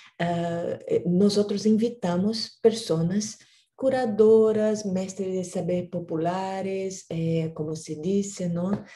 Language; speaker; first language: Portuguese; non-native, learner; Spanish